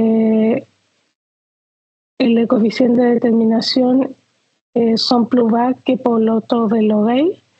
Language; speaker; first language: French; non-native, fluent; Spanish